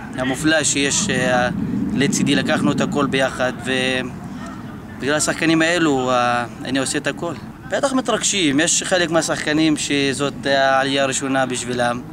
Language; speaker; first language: Hebrew; non-native, local second language; Arabic